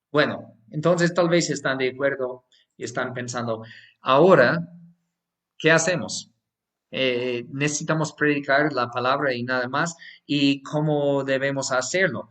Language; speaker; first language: Spanish; non-native, fluent; English